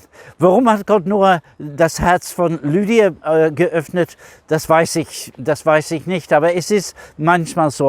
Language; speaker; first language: German; non-native, fluent; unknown